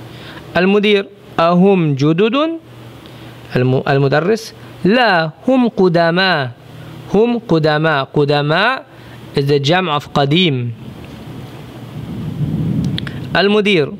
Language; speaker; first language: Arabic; non-native, fluent; English